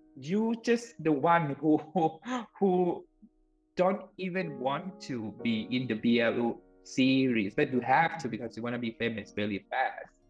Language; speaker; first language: English; non-native, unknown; Thai